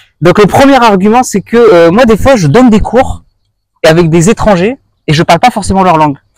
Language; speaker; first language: French; native; French